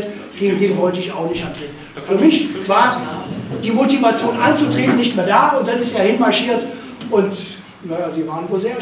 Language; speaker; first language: German; native; German